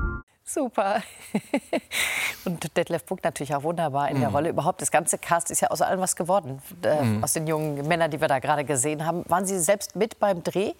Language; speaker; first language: German; native; German